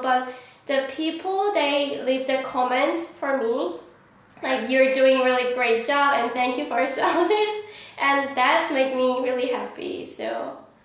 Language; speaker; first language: English; non-native, learner; Korean